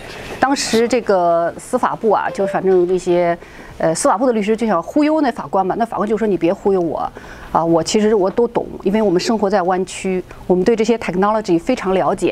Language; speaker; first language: Chinese; native; Chinese